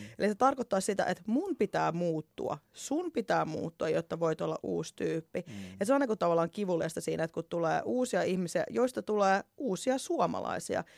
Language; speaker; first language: Finnish; native; Finnish